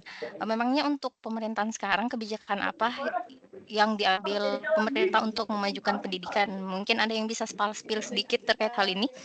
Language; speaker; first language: Indonesian; native; Indonesian